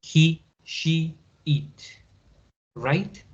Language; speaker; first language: English; non-native, learner; Spanish